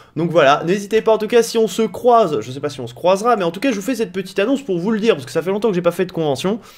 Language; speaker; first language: French; native; French